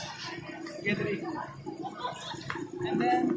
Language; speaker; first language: English; non-native, learner; Indonesian